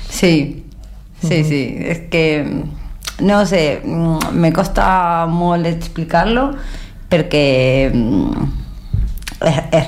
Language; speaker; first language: Catalan; non-native, learner; Spanish